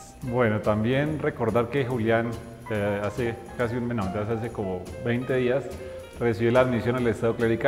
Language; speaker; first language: Spanish; native; Spanish